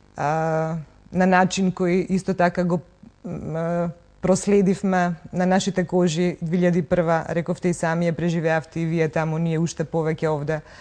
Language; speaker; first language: Macedonian; native; Macedonian